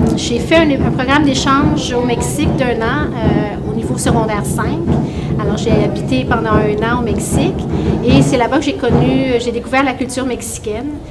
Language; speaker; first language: French; native; French